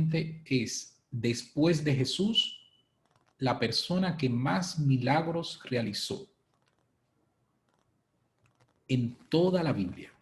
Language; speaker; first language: Spanish; native; Spanish